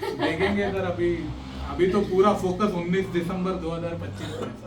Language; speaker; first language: Hindi; native; Hindi